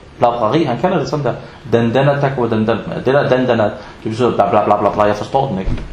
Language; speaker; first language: Danish; non-native, fluent; Arabic